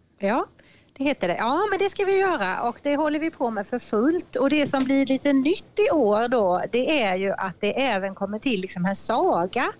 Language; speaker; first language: Swedish; native; Swedish